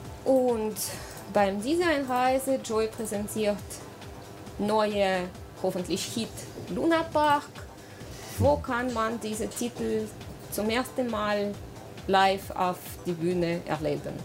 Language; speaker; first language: German; non-native, learner; Russian